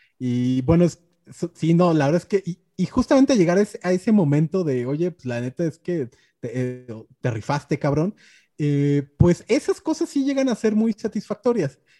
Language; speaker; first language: Spanish; native; Spanish